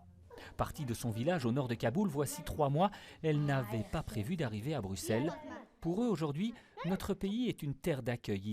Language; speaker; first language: French; native; French